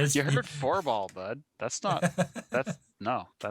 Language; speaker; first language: English; native; English